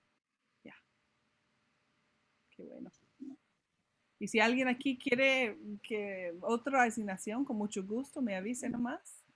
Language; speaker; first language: Spanish; non-native, fluent; English